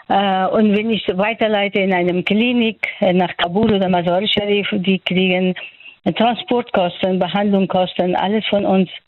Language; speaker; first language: German; non-native, fluent; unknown